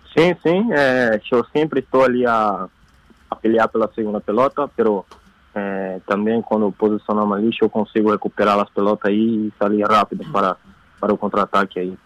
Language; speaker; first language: Spanish; non-native, learner; Portuguese